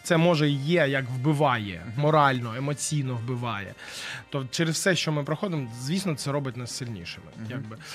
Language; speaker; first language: Ukrainian; non-native, local second language; Russian